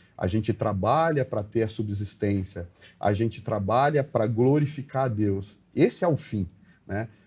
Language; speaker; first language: Portuguese; native; Portuguese